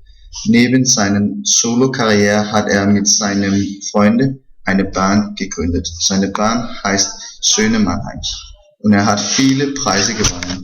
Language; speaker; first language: German; non-native, learner; Danish